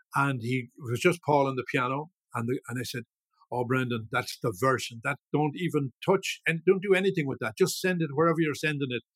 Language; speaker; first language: English; native; English